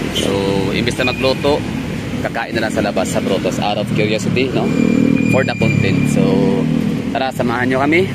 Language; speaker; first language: Filipino; non-native, local second language; Cebuano